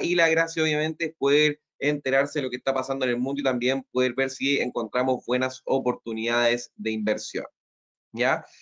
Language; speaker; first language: Spanish; native; Spanish